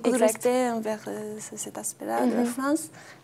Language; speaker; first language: French; non-native, fluent; Japanese